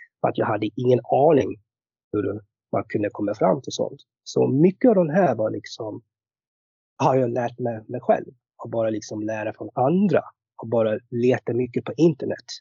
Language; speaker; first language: Swedish; non-native, fluent; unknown